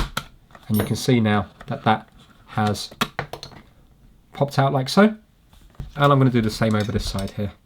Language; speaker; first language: English; native; English